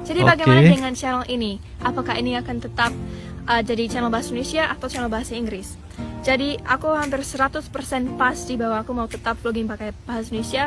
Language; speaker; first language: Indonesian; non-native, fluent; English